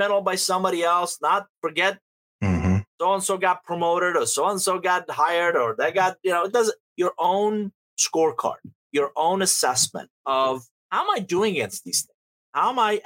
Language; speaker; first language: English; non-native, fluent; Persian